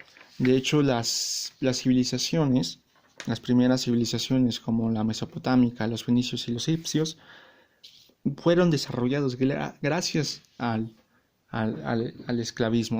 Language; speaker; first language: Spanish; native; Spanish